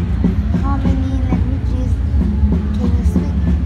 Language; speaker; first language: English; non-native, learner; Vietnamese